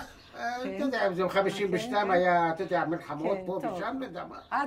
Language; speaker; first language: Hebrew; non-native, local second language; Armenian